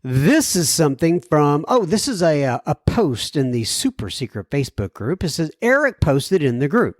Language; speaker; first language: English; native; English